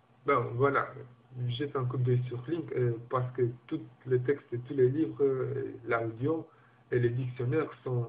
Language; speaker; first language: French; non-native, learner; Romanian